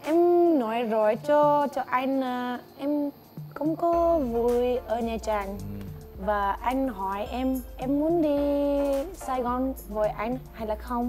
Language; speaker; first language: Vietnamese; non-native, learner; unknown